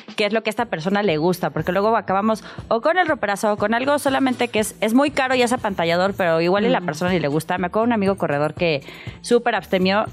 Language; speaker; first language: Spanish; native; Spanish